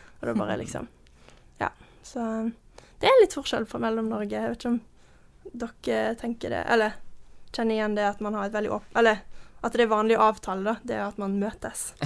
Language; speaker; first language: Norwegian; early bilingual, heritage; Norwegian